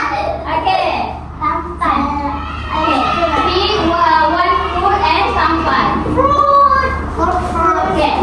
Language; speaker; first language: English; non-native, local second language; Malay